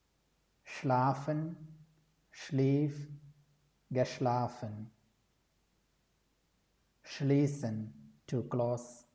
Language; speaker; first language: German; non-native, fluent; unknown